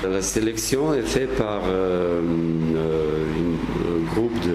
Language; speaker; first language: French; non-native, fluent; Serbian